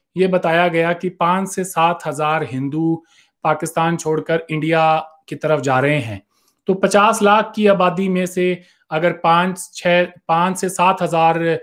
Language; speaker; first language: Hindi; native; Hindi